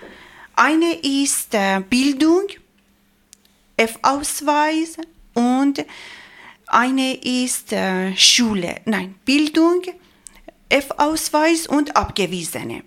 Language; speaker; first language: German; non-native, learner; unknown